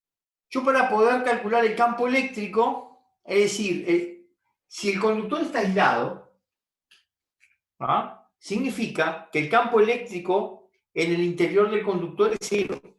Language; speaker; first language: Spanish; native; Spanish